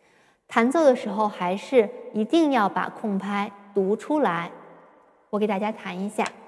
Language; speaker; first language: Chinese; native; Chinese